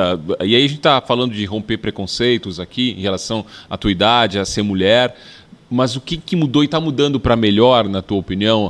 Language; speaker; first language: Portuguese; native; Portuguese